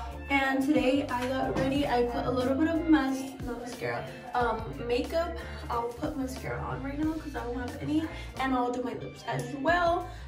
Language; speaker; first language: English; early bilingual, other home language; Spanish